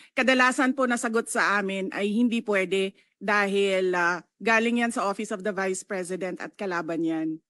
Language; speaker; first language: Filipino; non-native, local second language; Cebuano